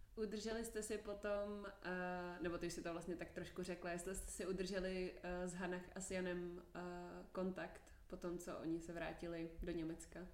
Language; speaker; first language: Czech; native; Czech